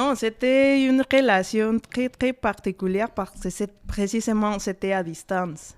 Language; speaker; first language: French; non-native, fluent; Spanish